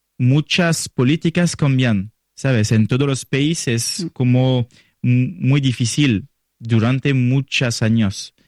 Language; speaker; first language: Spanish; non-native, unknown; French